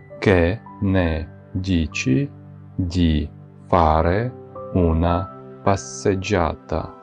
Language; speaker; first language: Italian; non-native, fluent; Ukrainian